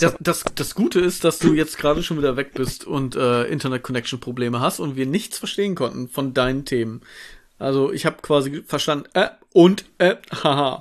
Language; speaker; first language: German; native; German